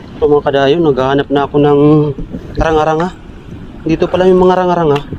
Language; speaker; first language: Filipino; non-native, local second language; Waray